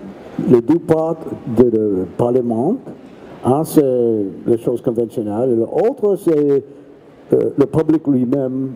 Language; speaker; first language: French; non-native, learner; English